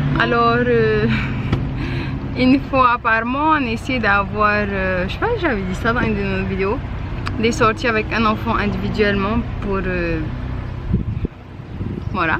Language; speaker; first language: French; native; French